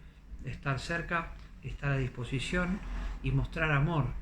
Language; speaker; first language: Spanish; native; Spanish